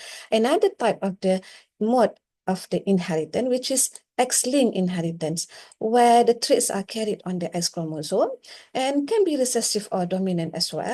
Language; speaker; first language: English; non-native, local second language; Malay